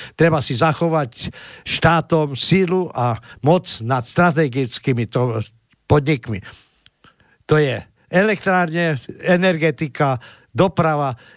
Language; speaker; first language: Slovak; native; Slovak